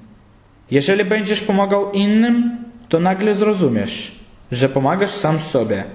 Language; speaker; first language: Polish; native; Polish